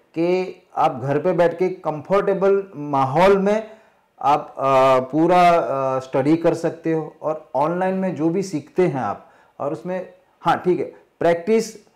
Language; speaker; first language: Hindi; non-native, local second language; Marathi